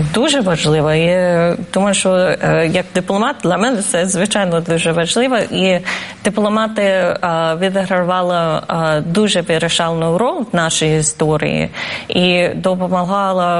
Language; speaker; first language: Ukrainian; non-native, fluent; English